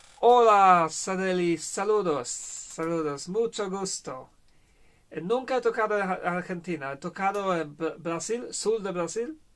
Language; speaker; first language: Spanish; non-native, learner; Polish